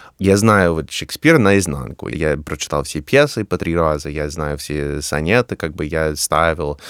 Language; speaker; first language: Russian; non-native, fluent; English